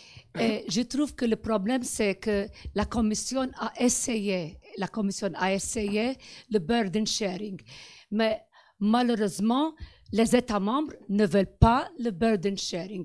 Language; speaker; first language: French; non-native, fluent; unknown